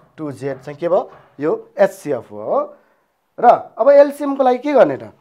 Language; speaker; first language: Nepali; non-native, local second language; Newari